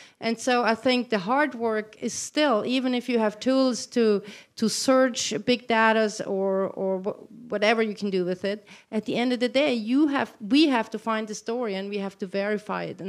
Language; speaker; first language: English; non-native, fluent; German